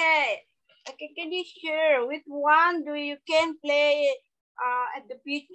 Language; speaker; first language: English; non-native, learner; Indonesian